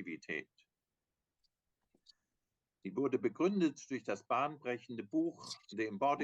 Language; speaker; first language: German; native; German